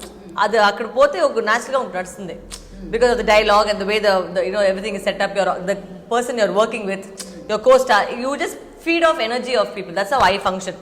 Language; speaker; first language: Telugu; non-native, local second language; Tamil